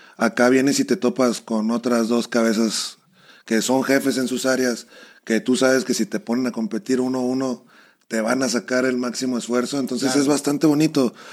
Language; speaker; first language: Spanish; native; Spanish